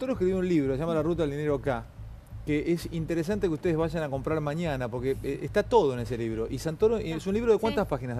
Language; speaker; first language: Spanish; native; Spanish